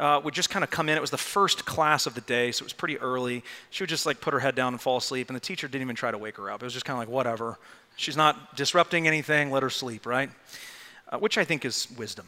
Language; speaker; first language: English; native; English